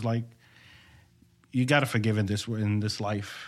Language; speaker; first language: English; native; English